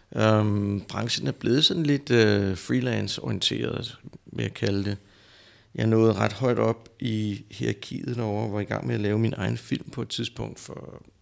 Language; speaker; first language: Danish; native; Danish